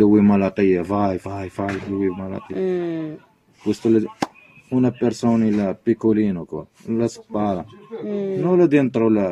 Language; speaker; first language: Italian; non-native, learner; Arabic